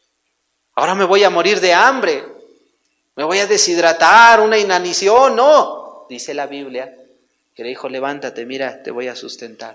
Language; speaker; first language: Spanish; native; Spanish